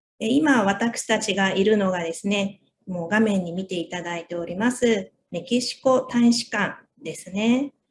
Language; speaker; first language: Japanese; non-native, fluent; Spanish